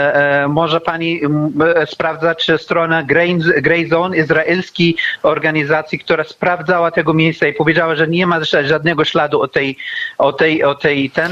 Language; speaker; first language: Polish; non-native, fluent; Arabic